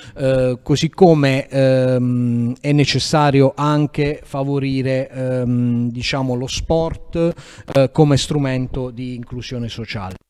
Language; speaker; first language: Italian; native; Italian